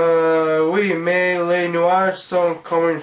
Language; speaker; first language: French; non-native, learner; English